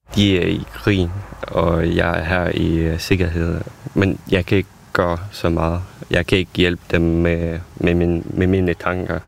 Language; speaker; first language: Danish; non-native, fluent; Ukrainian